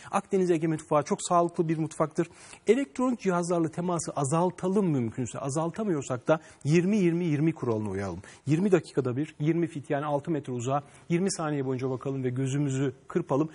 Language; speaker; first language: Turkish; native; Turkish